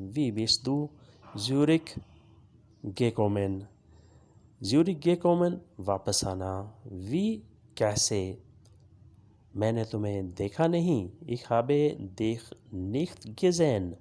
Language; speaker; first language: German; non-native, fluent; Urdu